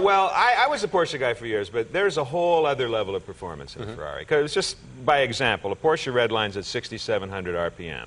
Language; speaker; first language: English; native; English